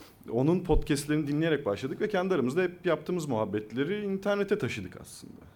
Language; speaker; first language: Turkish; native; Turkish